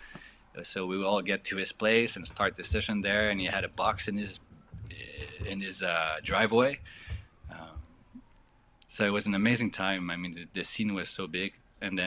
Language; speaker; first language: English; native; English